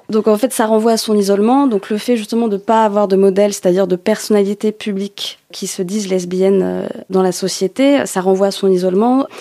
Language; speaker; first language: French; native; French